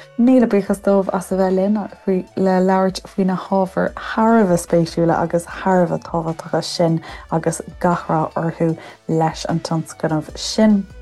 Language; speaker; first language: Irish; non-native, local second language; English